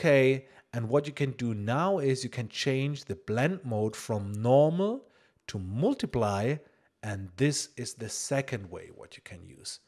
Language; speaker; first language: English; non-native, fluent; German